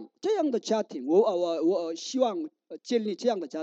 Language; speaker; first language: Chinese; non-native, learner; Korean